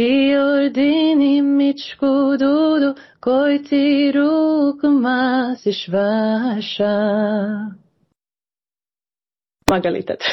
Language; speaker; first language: Georgian; early bilingual, heritage; Georgian